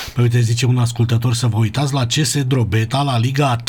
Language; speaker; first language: Romanian; native; Romanian